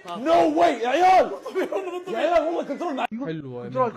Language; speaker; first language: Arabic; native; Arabic